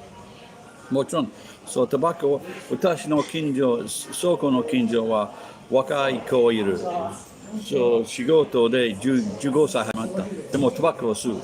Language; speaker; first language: Japanese; non-native, learner; English